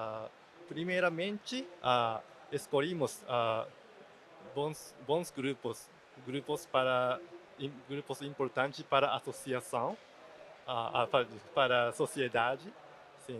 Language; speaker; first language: Portuguese; non-native, learner; Japanese